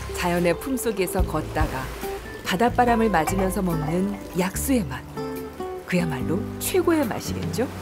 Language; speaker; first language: Korean; native; Korean